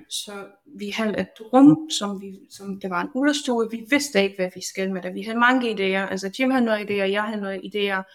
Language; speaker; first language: Danish; non-native, fluent; Polish